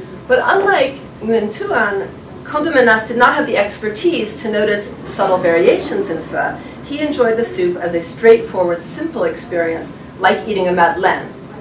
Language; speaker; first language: English; native; English